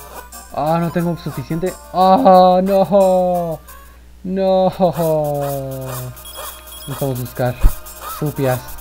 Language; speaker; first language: Spanish; early bilingual, heritage; Spanish